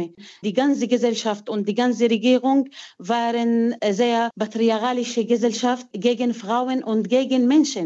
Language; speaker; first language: German; non-native, fluent; Arabic